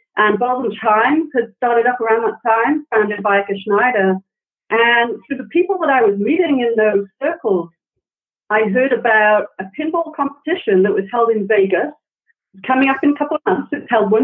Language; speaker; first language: English; native; English